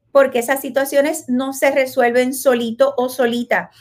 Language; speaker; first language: Spanish; native; Spanish